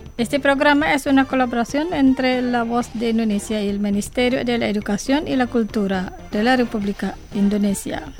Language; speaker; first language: Spanish; non-native, fluent; Indonesian